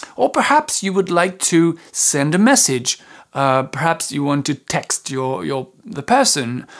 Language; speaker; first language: English; non-native, fluent; French